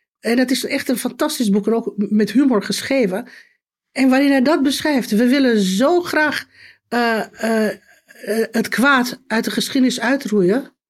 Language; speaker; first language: Dutch; non-native, fluent; Romanian